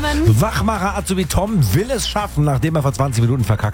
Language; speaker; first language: German; native; German